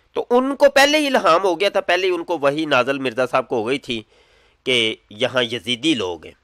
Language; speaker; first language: Urdu; non-native, local second language; Punjabi